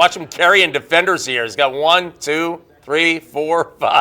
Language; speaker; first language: English; native; English